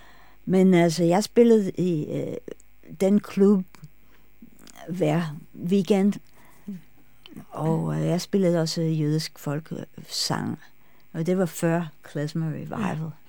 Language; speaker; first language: Danish; non-native, fluent; English